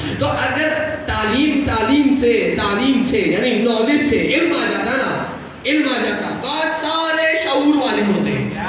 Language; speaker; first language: Urdu; native; Urdu